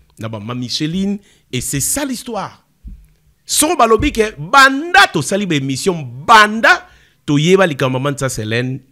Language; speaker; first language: Lingala; non-native, local second language; Kongo